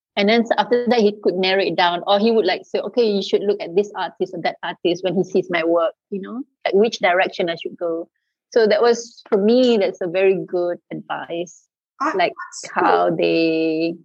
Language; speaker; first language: English; non-native, local second language; Malay